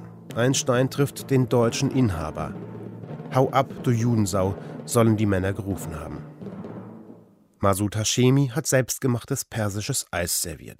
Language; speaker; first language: German; native; German